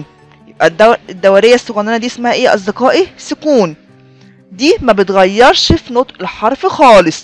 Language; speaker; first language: Arabic; native; Arabic